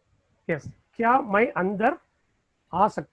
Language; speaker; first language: Hindi; non-native, learner; Tamil